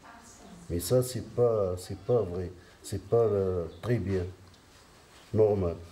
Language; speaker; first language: French; non-native, local second language; Arabic